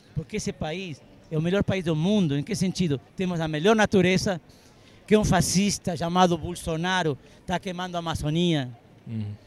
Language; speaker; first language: Portuguese; non-native, fluent; Arabic